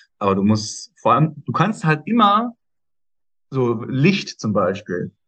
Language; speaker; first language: German; native; German